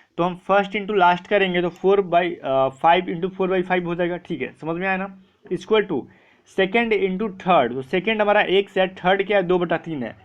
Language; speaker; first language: Hindi; native; Hindi